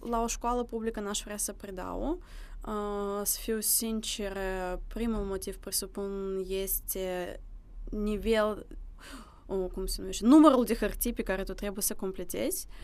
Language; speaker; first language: Romanian; early bilingual, other home language; Russian